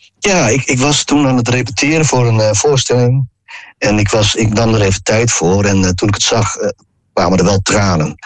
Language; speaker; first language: Dutch; native; Dutch